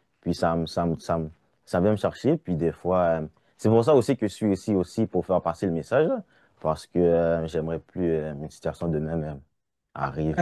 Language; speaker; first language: French; non-native, local second language; Haitian Creole